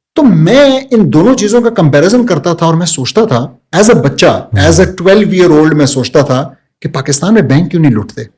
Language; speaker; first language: Urdu; early bilingual, heritage; Urdu